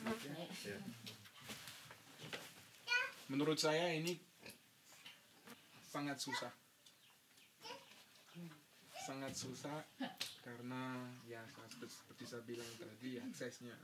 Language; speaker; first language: Indonesian; non-native, fluent; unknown